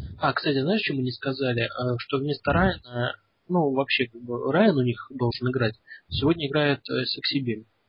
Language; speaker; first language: Russian; early bilingual, heritage; Russian